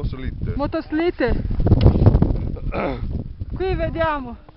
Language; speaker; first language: Italian; non-native, learner; Portuguese